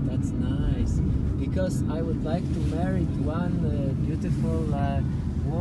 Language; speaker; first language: English; non-native, learner; Polish